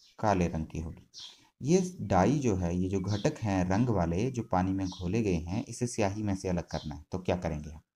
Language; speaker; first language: Hindi; native; Hindi